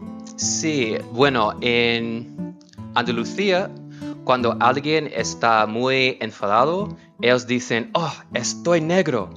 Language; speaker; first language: Spanish; non-native, learner; English